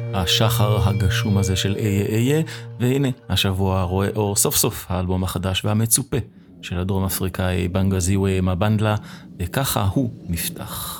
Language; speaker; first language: Hebrew; native; Hebrew